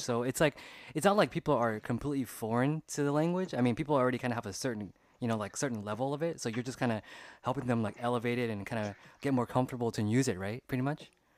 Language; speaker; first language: English; early bilingual, other home language; Vietnamese